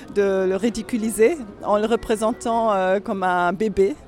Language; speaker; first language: French; non-native, fluent; German